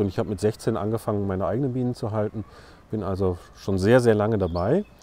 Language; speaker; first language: German; native; German